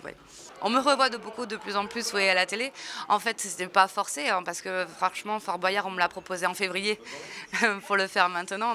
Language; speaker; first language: French; native; French